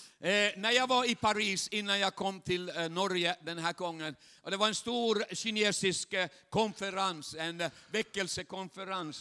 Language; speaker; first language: Swedish; non-native, fluent; Chinese